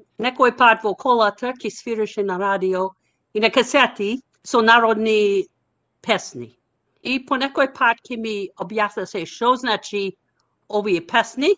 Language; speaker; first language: Macedonian; non-native, fluent; English